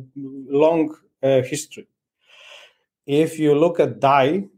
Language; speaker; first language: English; non-native, fluent; Polish